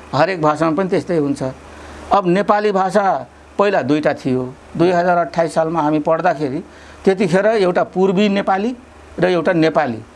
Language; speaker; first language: Nepali; non-native, local second language; Dangaura Tharu